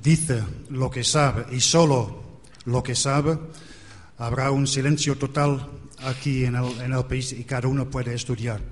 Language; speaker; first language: Spanish; non-native, fluent; Dutch